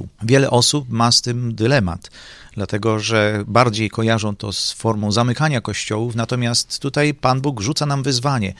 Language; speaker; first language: Polish; native; Polish